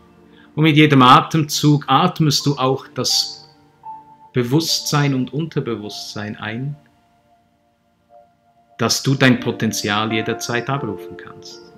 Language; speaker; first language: German; native; German